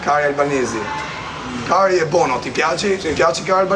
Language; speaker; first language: Italian; non-native, learner; Albanian